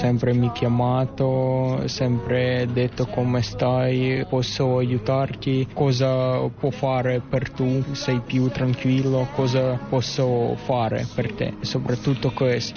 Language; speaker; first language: Italian; non-native, learner; Ukrainian